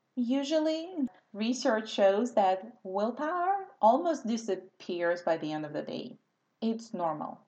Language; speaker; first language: English; non-native, fluent; Russian